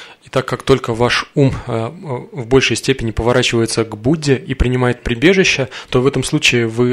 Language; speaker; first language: Russian; native; Russian